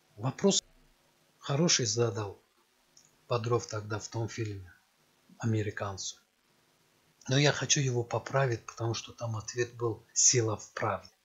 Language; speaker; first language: Russian; non-native, local second language; Azerbaijani